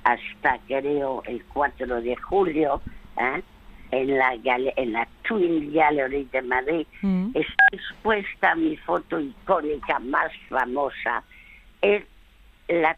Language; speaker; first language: Spanish; early bilingual, other home language; French